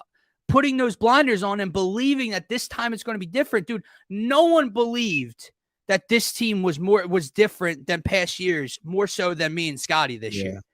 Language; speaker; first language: English; native; English